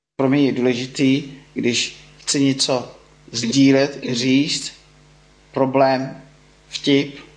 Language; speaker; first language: Czech; non-native, fluent; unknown